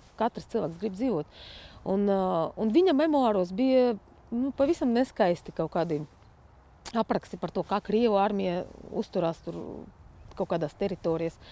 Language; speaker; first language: Latvian; non-native, fluent; Russian